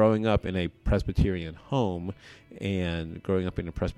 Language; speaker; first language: English; native; English